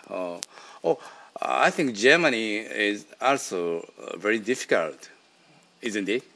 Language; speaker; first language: English; non-native, learner; Japanese